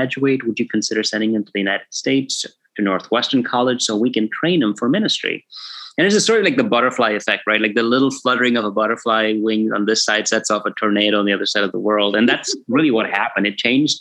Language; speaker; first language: English; non-native, local second language; Tamil